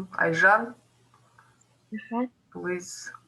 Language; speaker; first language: English; non-native, learner; Kazakh